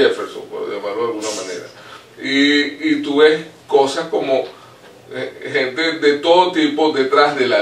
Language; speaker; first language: Spanish; native; Spanish